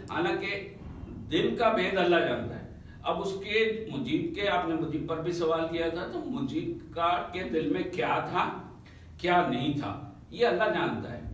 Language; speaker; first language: Urdu; native; Urdu